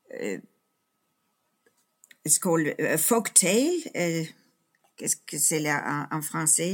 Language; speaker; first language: French; non-native, fluent; Danish